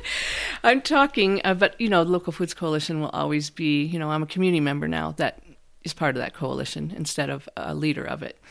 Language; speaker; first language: English; native; English